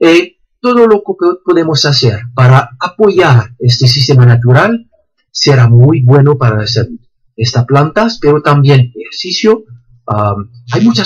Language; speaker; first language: Spanish; non-native, fluent; French